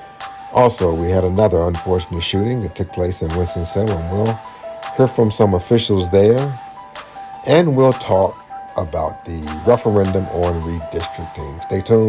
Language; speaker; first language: English; native; English